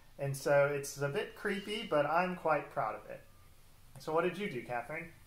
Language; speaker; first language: English; native; English